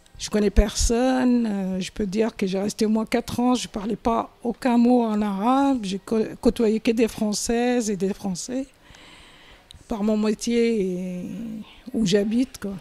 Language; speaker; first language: French; non-native, local second language; Arabic